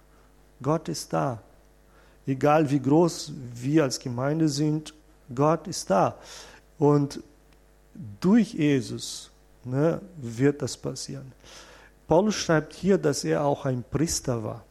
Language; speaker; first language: German; non-native, fluent; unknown